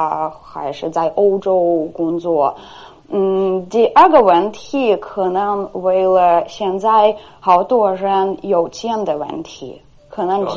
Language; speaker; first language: Chinese; non-native, fluent; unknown